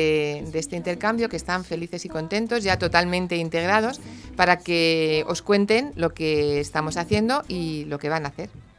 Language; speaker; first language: Spanish; native; Spanish